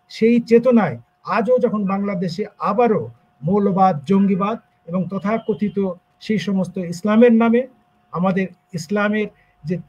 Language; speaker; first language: Bangla; native; Bangla